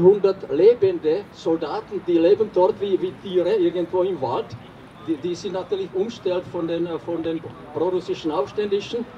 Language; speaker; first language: German; non-native, fluent; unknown